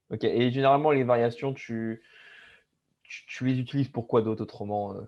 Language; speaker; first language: French; native; French